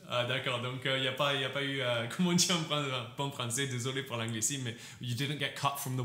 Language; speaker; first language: French; native; French